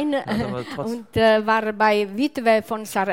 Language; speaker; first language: German; non-native, learner; Italian